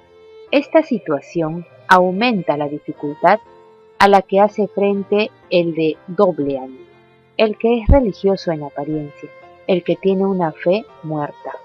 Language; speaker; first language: Spanish; native; Spanish